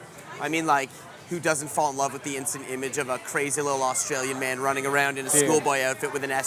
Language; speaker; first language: English; native; English